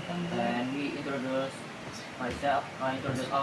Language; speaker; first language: English; non-native, learner; Indonesian